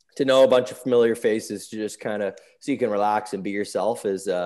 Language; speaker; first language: English; native; English